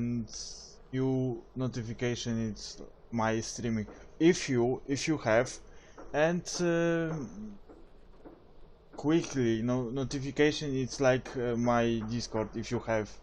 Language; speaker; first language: English; non-native, learner; Polish